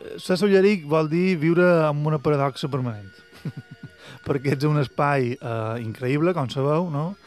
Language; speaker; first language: Catalan; native; Catalan